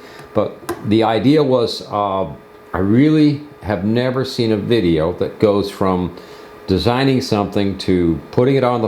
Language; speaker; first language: English; native; English